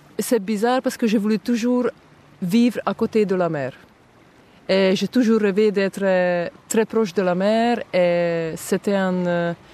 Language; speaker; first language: French; non-native, fluent; Hungarian